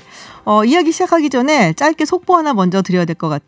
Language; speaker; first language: Korean; native; Korean